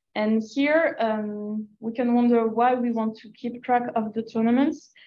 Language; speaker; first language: English; non-native, fluent; French